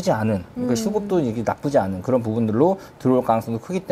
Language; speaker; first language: Korean; native; Korean